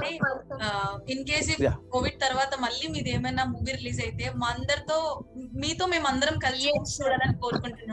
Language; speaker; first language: Telugu; native; Telugu